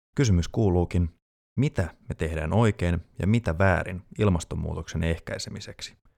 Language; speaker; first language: Finnish; native; Finnish